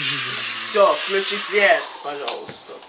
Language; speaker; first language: Russian; early bilingual, heritage; Russian